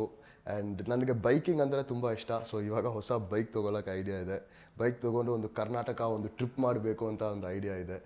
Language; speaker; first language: Kannada; non-native, local second language; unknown